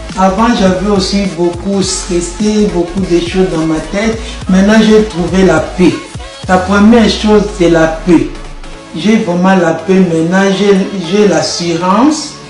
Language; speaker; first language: French; non-native, local second language; Lingala